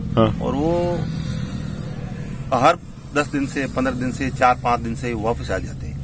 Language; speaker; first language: Hindi; native; Hindi